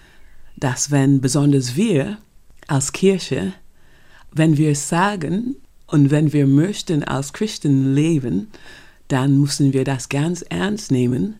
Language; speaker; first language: German; non-native, fluent; English